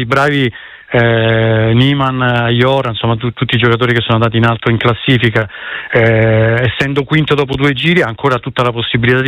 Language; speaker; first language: Italian; native; Italian